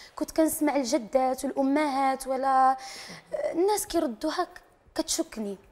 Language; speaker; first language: Arabic; native; Arabic